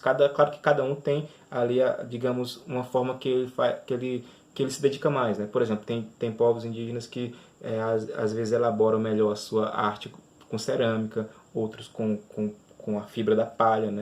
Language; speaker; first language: Portuguese; native; Portuguese